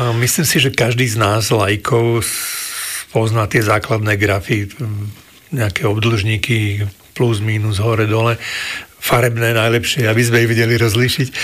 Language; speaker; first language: Slovak; native; Slovak